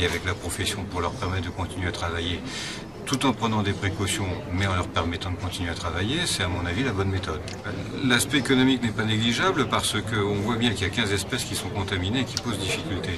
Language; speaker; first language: French; native; French